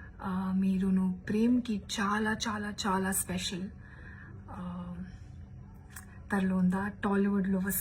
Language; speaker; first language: Telugu; non-native, learner; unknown